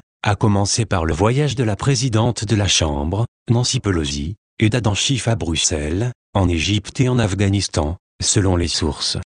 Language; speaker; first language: French; native; French